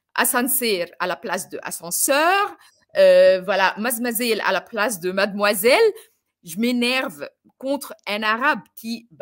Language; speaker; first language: French; non-native, fluent; Arabic